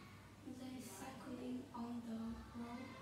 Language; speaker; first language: English; non-native, learner; Vietnamese